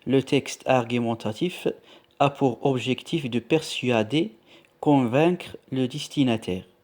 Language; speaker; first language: French; non-native, local second language; Arabic